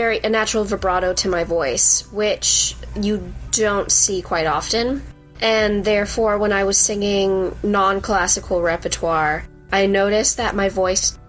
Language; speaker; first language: English; native; English